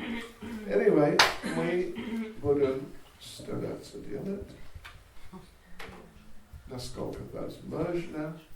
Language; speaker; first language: Russian; non-native, learner; English